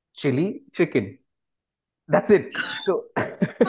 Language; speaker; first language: English; non-native, local second language; Bangla